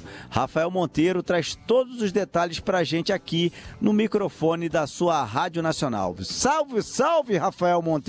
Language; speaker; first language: Portuguese; native; Portuguese